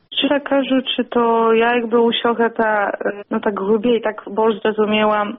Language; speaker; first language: Belarusian; native; Belarusian